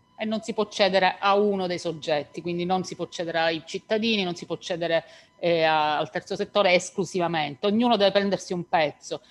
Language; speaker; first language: Italian; native; Italian